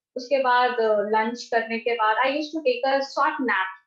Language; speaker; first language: Hindi; native; Hindi